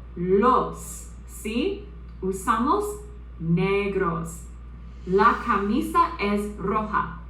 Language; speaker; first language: Spanish; non-native, fluent; English